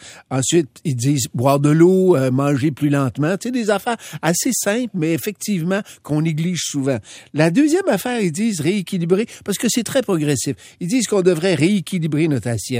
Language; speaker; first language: French; native; French